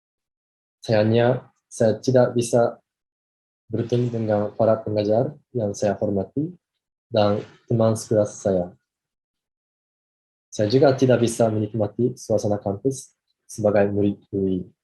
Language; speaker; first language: Indonesian; non-native, fluent; Japanese